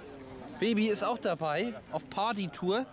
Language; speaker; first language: German; native; German